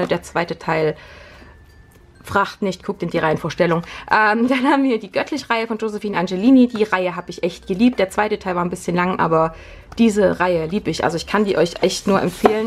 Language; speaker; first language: German; native; German